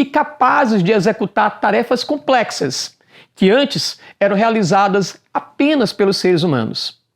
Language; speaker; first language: Portuguese; native; Portuguese